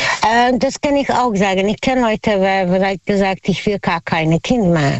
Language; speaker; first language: German; non-native, learner; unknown